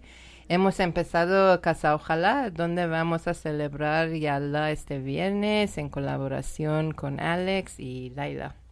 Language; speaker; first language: Spanish; non-native, learner; Persian